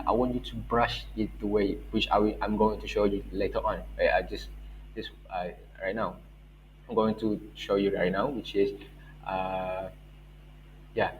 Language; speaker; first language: English; non-native, local second language; Malay